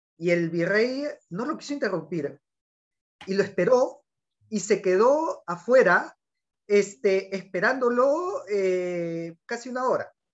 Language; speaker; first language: Spanish; native; Spanish